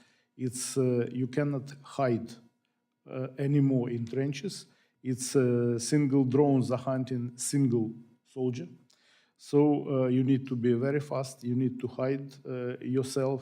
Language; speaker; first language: English; non-native, fluent; Ukrainian